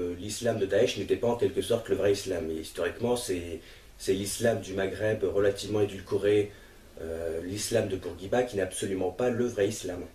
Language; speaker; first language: French; native; French